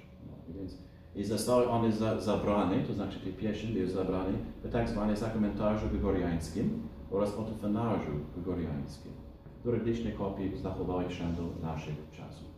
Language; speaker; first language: Polish; non-native, fluent; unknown